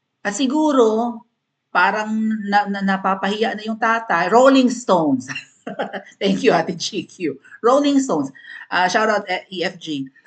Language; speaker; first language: Filipino; non-native, local second language; Cebuano